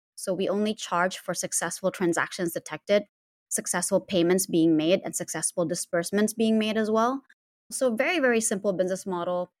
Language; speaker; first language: English; non-native, fluent; Indonesian